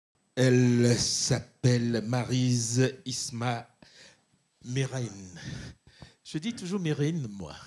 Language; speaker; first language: French; native; French